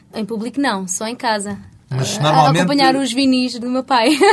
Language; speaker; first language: Portuguese; native; Portuguese